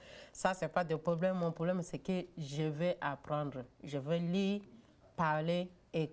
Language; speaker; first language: French; non-native, learner; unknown